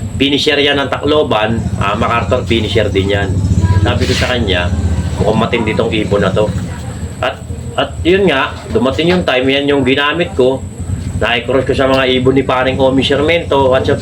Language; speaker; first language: Filipino; non-native, local second language; Aklanon